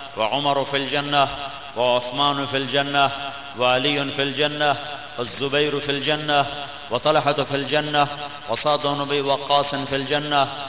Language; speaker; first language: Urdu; non-native, local second language; Punjabi